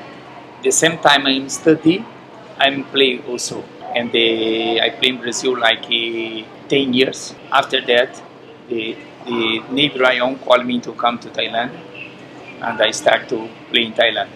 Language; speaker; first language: English; non-native, learner; Portuguese